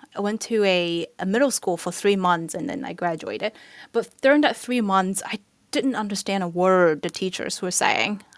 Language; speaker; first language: English; non-native, fluent; Chinese